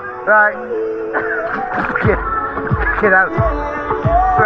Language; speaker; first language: English; native; English